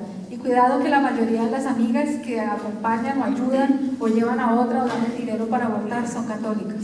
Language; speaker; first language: Spanish; native; Spanish